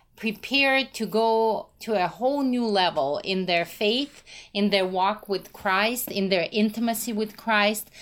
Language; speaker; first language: English; non-native, fluent; Russian